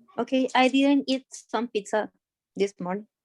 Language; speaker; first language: English; non-native, learner; Spanish